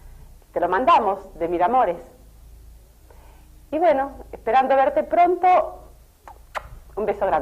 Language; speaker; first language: Spanish; native; Spanish